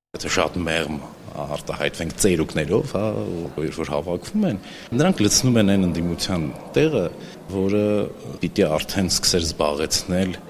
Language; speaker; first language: Armenian; native; Armenian